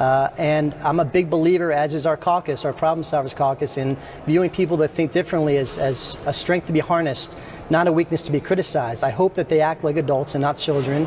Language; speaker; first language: English; native; English